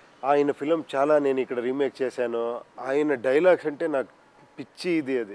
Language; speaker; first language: Telugu; non-native, local second language; Kannada